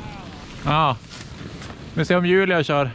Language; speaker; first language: Swedish; native; Swedish